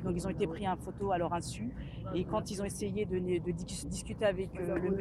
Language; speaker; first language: French; native; French